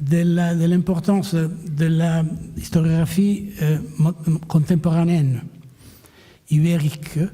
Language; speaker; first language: French; non-native, fluent; Italian